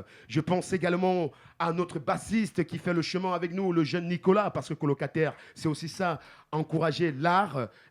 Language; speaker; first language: French; native; French